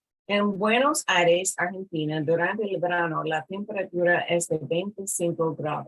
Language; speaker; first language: Spanish; non-native, fluent; English